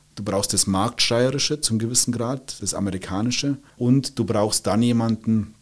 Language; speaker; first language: German; native; German